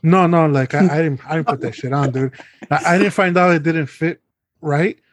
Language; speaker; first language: English; early bilingual, other home language; Spanish